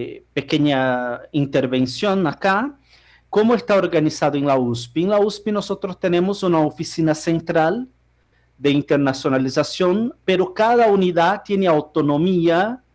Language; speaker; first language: Spanish; non-native, fluent; Portuguese